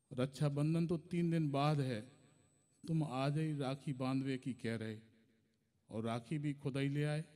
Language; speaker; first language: Hindi; native; Hindi